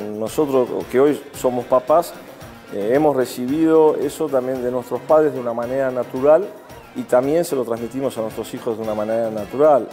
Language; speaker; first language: Spanish; early bilingual, other home language; Arabic